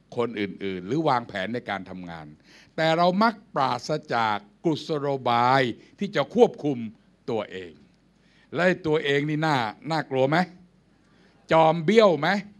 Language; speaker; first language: Thai; native; Thai